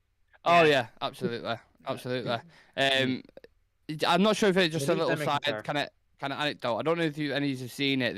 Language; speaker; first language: English; native; English